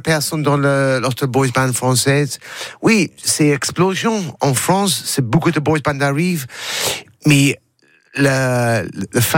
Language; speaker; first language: French; non-native, learner; English